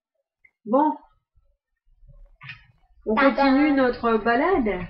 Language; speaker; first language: French; native; French